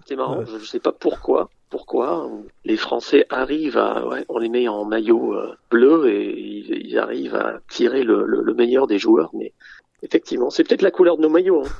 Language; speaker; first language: French; early bilingual, other home language; English